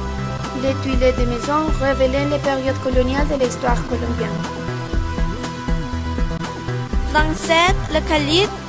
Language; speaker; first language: French; non-native, learner; Spanish